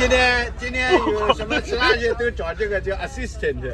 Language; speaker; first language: Chinese; native; Chinese